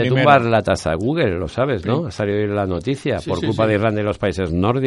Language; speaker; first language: Spanish; native; Spanish